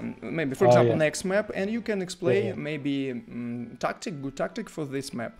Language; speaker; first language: English; non-native, learner; Russian